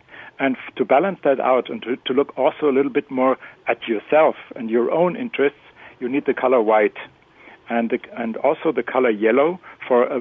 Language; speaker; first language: English; non-native, fluent; German